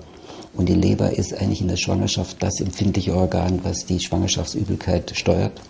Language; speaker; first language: German; native; German